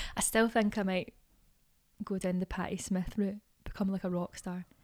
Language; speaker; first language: English; native; English